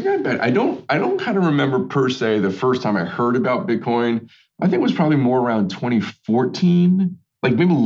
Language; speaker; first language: English; native; English